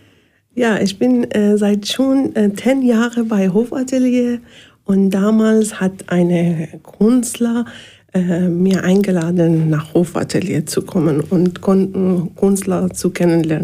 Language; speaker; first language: German; non-native, learner; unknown